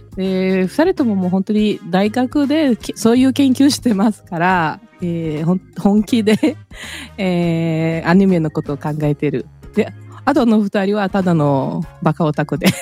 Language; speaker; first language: Japanese; early bilingual, other home language; Portuguese